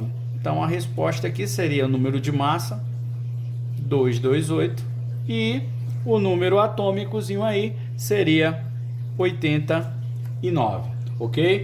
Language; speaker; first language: Portuguese; native; Portuguese